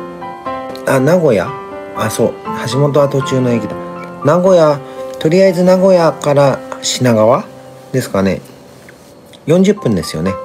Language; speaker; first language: Japanese; native; Japanese